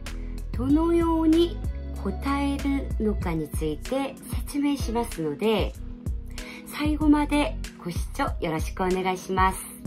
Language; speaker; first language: Japanese; non-native, fluent; Korean